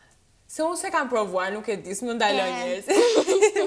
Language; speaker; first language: Albanian; native; Albanian